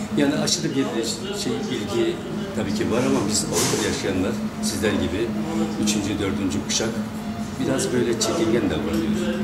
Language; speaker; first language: Turkish; early bilingual, heritage; Turkish